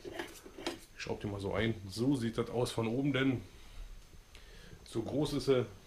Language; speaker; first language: German; native; German